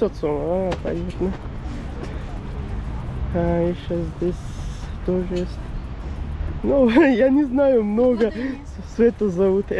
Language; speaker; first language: Russian; non-native, learner; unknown